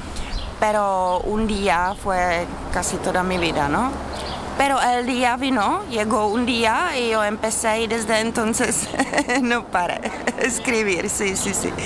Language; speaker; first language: Spanish; non-native, fluent; Czech